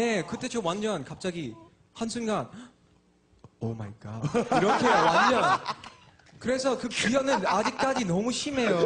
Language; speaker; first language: Korean; non-native, learner; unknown